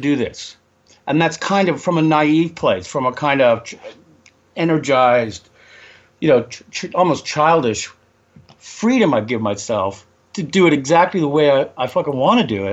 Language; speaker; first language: English; native; English